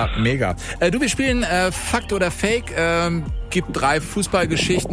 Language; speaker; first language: German; native; German